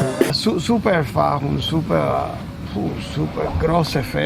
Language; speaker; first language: German; non-native, learner; Spanish